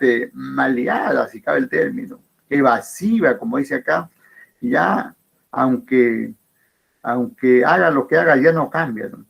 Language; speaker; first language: Spanish; native; Spanish